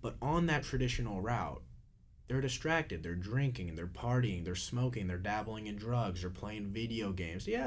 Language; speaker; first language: English; native; English